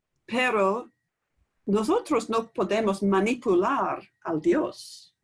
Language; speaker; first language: Spanish; non-native, fluent; English